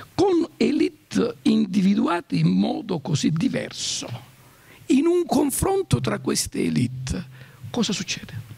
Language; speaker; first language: Italian; native; Italian